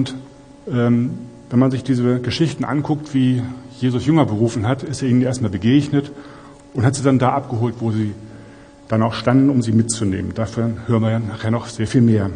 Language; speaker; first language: German; native; German